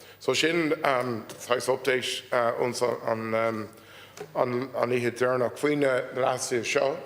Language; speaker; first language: Irish; non-native, local second language; English